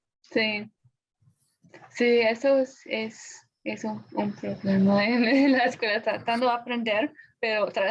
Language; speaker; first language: Spanish; non-native, fluent; English